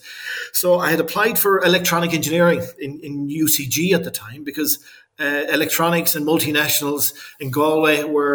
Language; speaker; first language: English; native; English